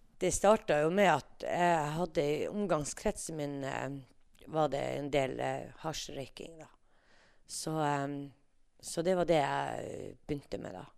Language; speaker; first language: Norwegian; native; Norwegian